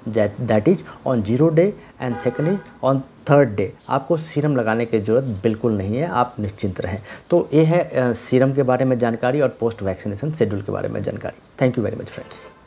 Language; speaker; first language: Hindi; native; Hindi